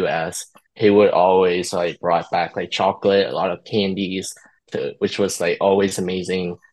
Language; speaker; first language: English; early bilingual, other home language; Vietnamese